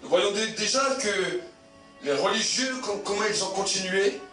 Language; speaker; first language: French; native; French